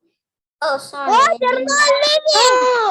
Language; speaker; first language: English; non-native, learner; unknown